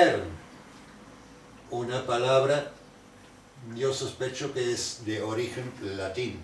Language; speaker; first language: Spanish; non-native, fluent; German